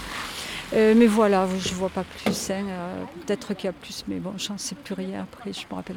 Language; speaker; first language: French; native; French